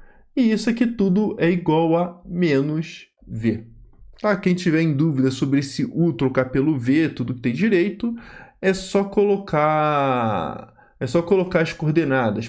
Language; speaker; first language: Portuguese; native; Portuguese